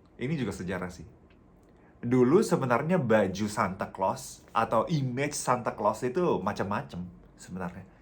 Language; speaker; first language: Indonesian; non-native, fluent; Japanese